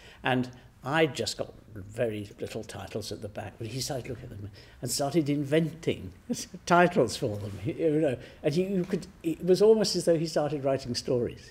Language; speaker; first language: English; native; English